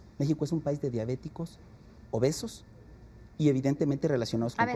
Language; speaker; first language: Spanish; native; Spanish